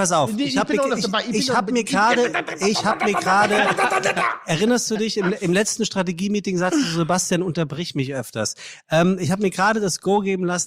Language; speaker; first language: German; native; German